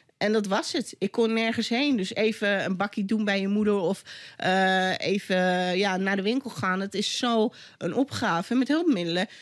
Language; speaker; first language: Dutch; native; Dutch